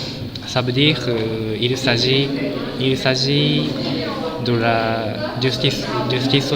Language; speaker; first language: French; non-native, fluent; Japanese